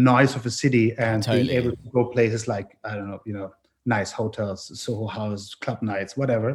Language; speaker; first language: English; non-native, fluent; German